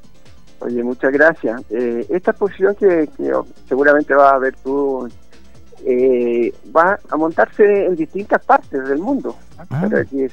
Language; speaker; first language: Spanish; native; Spanish